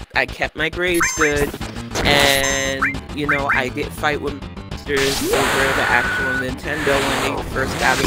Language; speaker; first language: English; native; English